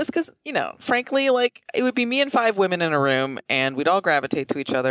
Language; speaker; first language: English; native; English